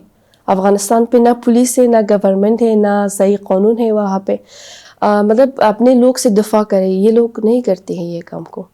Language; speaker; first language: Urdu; non-native, learner; Persian